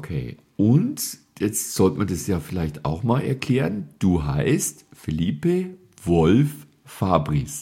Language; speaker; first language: German; native; German